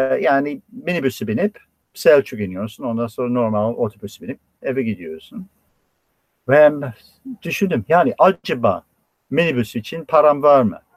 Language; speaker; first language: Turkish; non-native, fluent; English